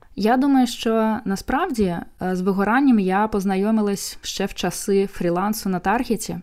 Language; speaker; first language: Ukrainian; non-native, local second language; Russian